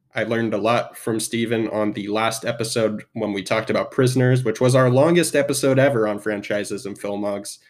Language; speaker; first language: English; native; English